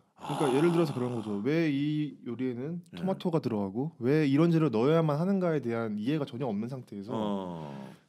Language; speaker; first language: Korean; native; Korean